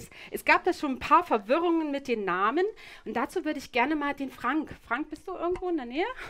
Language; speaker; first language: German; native; German